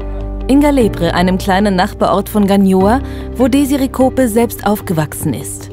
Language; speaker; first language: German; native; German